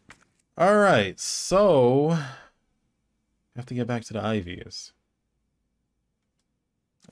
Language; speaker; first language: English; native; English